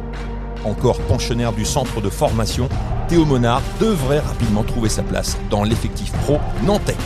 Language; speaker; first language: French; native; French